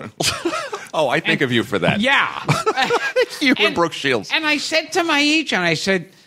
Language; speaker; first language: English; native; English